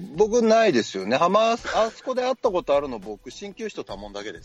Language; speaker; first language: Japanese; native; Japanese